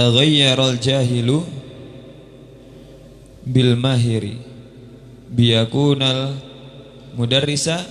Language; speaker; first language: Arabic; non-native, fluent; Indonesian